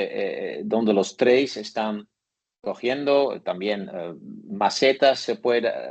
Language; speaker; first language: Spanish; non-native, learner; Dutch